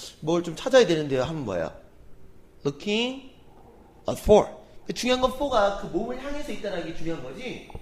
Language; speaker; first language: Korean; native; Korean